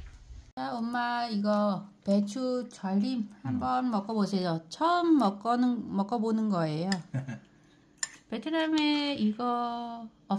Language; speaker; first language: Korean; non-native, learner; Vietnamese